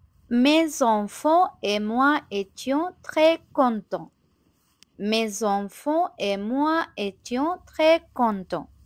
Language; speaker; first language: French; non-native, fluent; Tamil